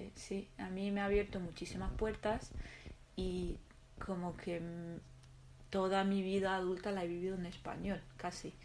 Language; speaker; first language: Spanish; non-native, fluent; Arabic